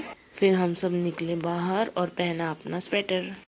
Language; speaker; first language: Hindi; native; Hindi